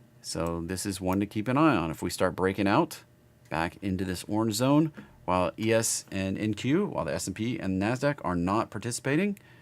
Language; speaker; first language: English; native; English